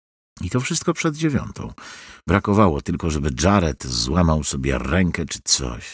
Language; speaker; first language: Polish; native; Polish